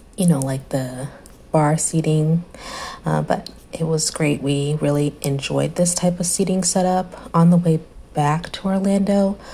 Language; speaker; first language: English; native; English